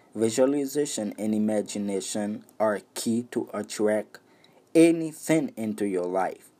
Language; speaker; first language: English; non-native, fluent; Haitian Creole